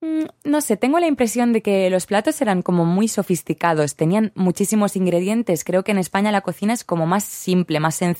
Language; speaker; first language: Spanish; native; Spanish